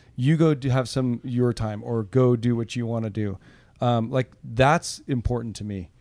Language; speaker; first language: English; native; English